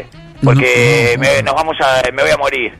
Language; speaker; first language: Spanish; native; Spanish